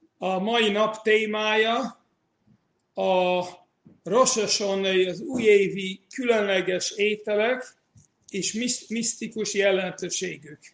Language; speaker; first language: Hungarian; early bilingual, heritage; Hungarian